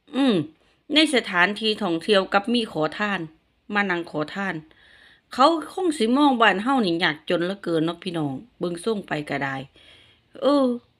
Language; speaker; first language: Thai; native; Thai